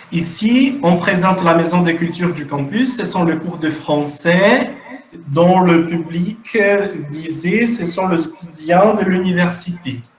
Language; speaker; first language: French; non-native, fluent; Portuguese